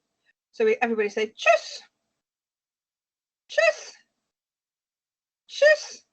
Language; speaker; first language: German; non-native, fluent; English